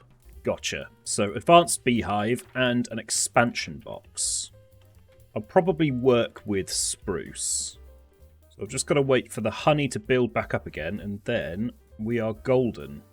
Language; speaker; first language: English; native; English